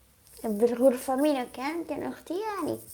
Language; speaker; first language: Arabic; non-native, learner; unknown